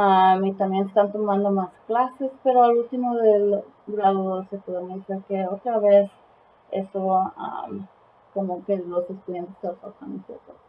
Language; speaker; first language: Spanish; early bilingual, heritage; Spanish